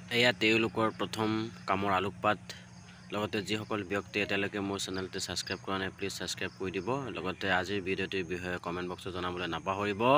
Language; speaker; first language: Assamese; non-native, local second language; Mising